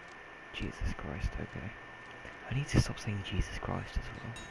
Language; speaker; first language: English; native; English